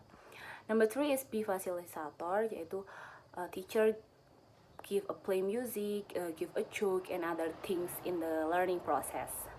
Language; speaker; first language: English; non-native, learner; Indonesian